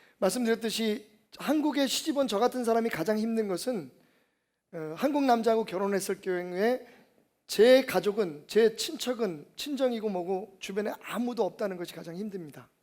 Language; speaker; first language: Korean; native; Korean